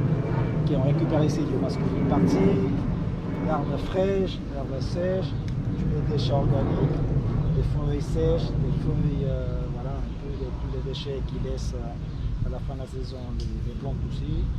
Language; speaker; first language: French; native; French